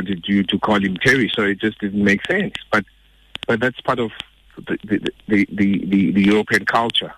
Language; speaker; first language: English; non-native, local second language; Xhosa